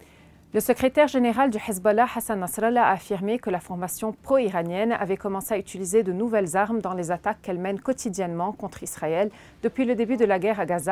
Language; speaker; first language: French; non-native, local second language; Arabic